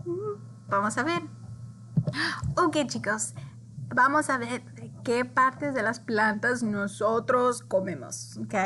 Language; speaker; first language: Spanish; early bilingual, heritage; English